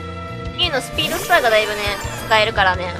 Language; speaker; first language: Japanese; native; Japanese